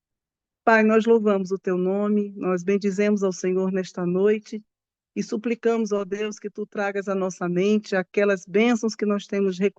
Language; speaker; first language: Portuguese; native; Portuguese